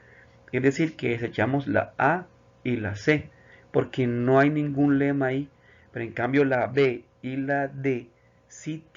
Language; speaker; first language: Spanish; native; Spanish